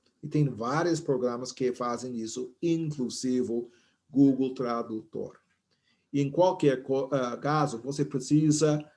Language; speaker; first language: Portuguese; non-native, fluent; English